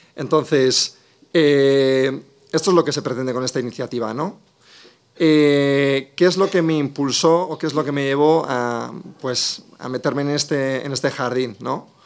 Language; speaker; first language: Spanish; native; Spanish